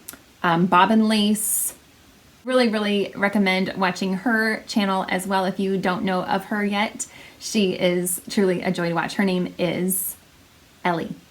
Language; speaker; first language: English; native; English